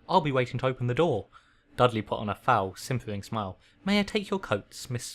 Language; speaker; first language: English; native; English